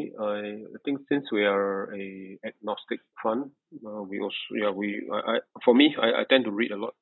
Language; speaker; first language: English; native; English